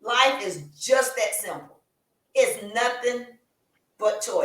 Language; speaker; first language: English; native; English